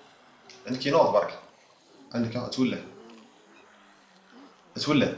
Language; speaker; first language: Arabic; native; Arabic